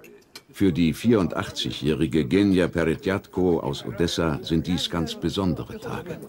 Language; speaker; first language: German; native; German